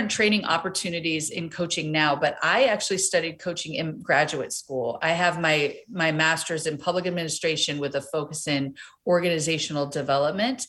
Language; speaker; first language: English; native; English